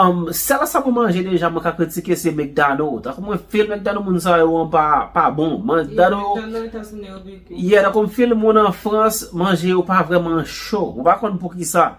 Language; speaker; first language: French; non-native, learner; Haitian Creole